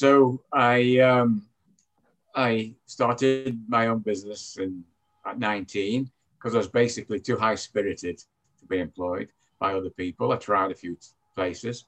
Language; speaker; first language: English; native; English